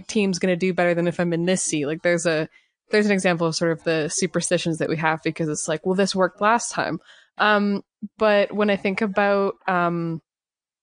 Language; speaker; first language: English; native; English